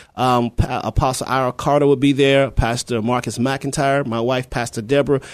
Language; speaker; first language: English; native; English